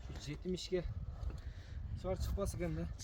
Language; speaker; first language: Kyrgyz; native; Kyrgyz